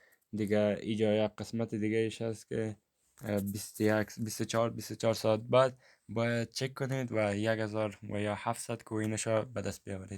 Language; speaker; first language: Persian; native; Persian